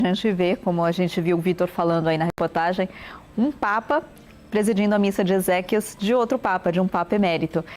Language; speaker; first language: Portuguese; native; Portuguese